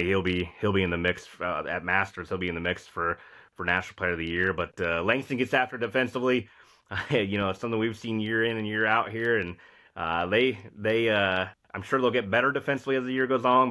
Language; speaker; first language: English; native; English